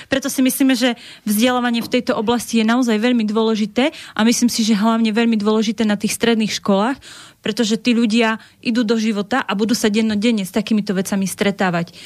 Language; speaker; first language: Slovak; native; Slovak